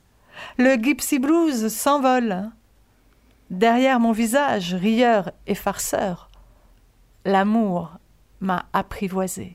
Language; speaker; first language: French; early bilingual, other home language; Italian